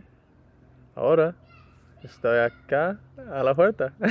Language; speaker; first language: Spanish; non-native, learner; English